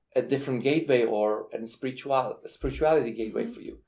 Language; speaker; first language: English; non-native, fluent; Persian